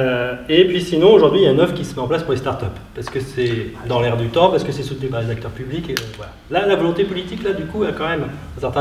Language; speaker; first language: French; native; French